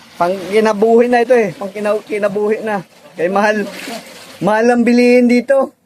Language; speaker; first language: Filipino; non-native, local second language; Hiligaynon